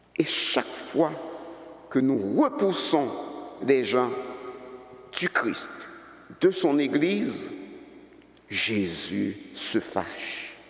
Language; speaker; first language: French; native; French